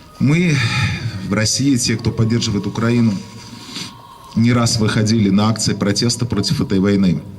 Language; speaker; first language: Russian; native; Russian